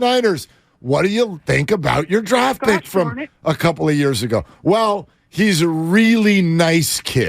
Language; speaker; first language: English; native; English